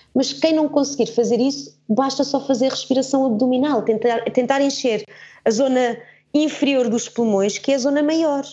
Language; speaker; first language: Portuguese; early bilingual, heritage; German